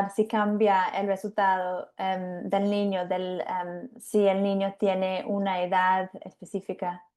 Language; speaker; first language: Spanish; non-native, fluent; English